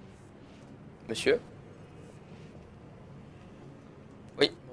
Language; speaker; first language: French; native; French